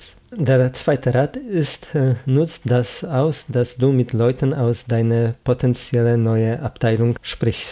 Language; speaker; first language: German; non-native, fluent; Polish